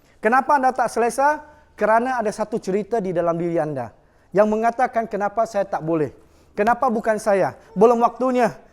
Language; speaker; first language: Malay; non-native, local second language; Chinese